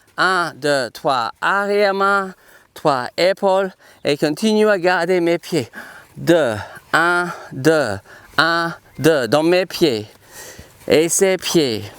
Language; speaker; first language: French; non-native, fluent; English